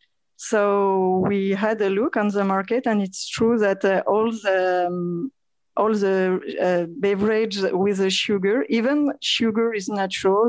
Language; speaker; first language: English; non-native, learner; French